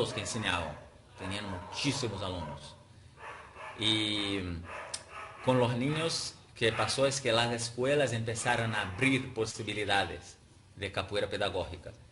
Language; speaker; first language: Spanish; non-native, fluent; Portuguese